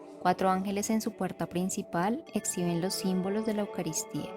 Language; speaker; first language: Spanish; native; Spanish